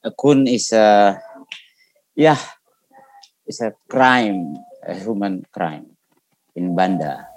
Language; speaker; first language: English; non-native, learner; Indonesian